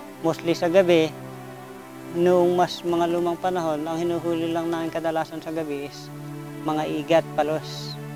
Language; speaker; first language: Filipino; non-native, local second language; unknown